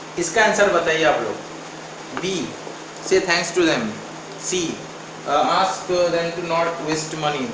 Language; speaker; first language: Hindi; non-native, local second language; Odia